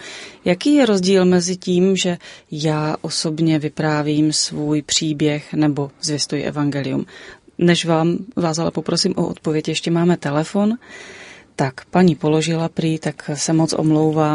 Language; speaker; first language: Czech; native; Czech